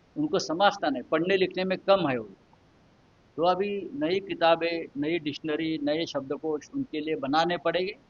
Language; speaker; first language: Hindi; non-native, local second language; Marathi